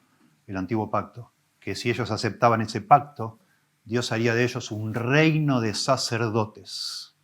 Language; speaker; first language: Spanish; native; Spanish